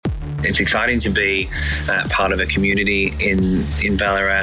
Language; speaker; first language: English; native; English